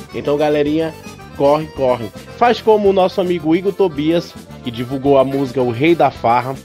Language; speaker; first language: Portuguese; native; Portuguese